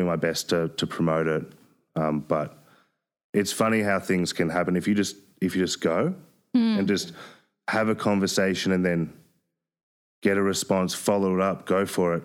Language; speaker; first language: English; native; English